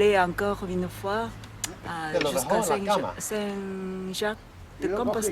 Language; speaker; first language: French; non-native, learner; Korean